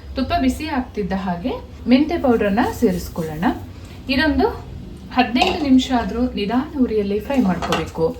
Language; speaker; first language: Kannada; non-native, local second language; Kodava